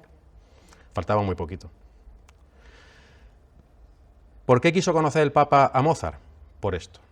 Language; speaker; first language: Spanish; native; Spanish